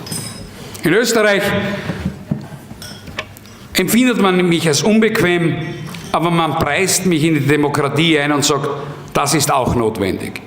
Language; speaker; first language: German; native; German